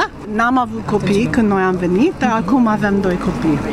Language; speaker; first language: Romanian; non-native, learner; English